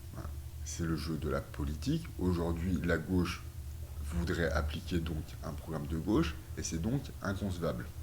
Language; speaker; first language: French; native; French